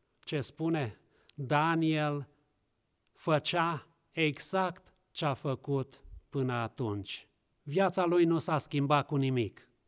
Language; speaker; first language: Romanian; non-native, local second language; Hungarian